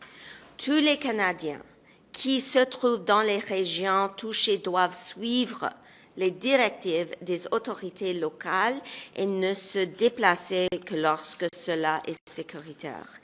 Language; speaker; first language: French; non-native, local second language; English